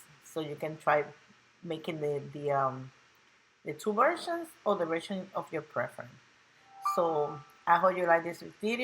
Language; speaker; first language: English; non-native, local second language; Spanish